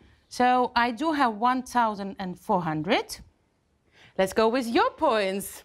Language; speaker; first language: English; non-native, fluent; Ukrainian